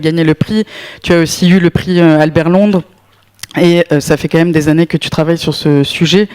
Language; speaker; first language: French; native; French